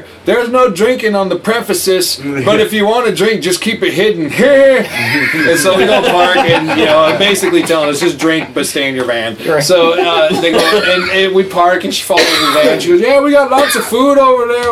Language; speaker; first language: English; native; English